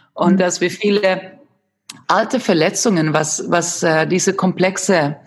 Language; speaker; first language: German; non-native, fluent; Swedish